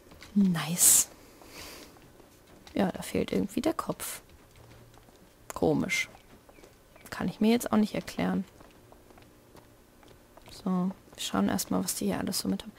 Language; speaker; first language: German; native; German